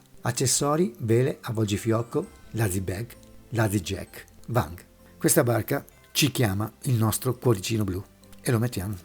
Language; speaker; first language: Italian; native; Italian